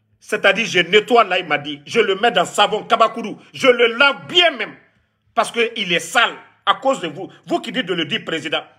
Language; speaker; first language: French; non-native, local second language; Mandingo